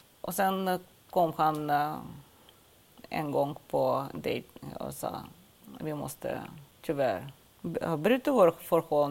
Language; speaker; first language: Swedish; non-native, fluent; Russian